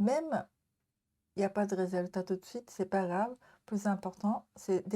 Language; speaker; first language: French; non-native, learner; Japanese